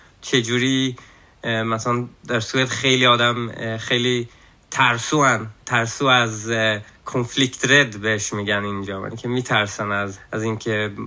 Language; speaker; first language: Persian; early bilingual, heritage; Persian